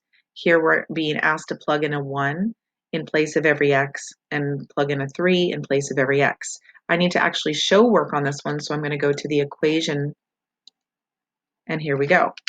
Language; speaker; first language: English; native; English